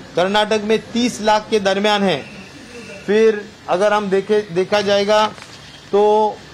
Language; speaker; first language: Hindi; non-native, local second language; Marathi